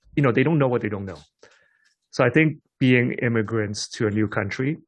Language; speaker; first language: English; non-native, local second language; Cantonese